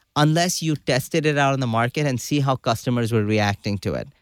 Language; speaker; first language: English; non-native, local second language; Urdu